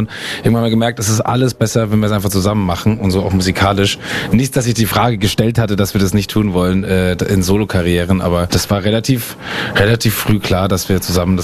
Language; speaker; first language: German; native; German